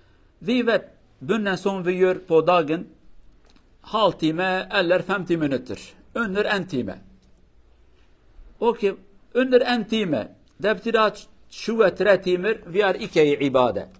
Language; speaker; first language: Swedish; non-native, learner; Kurdish